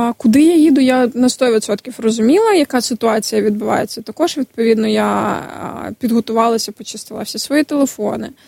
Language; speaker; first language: Ukrainian; non-native, local second language; Crimean Tatar